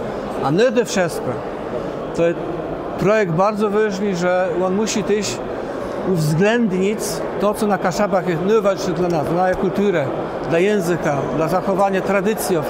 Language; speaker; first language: Polish; non-native, local second language; Kashubian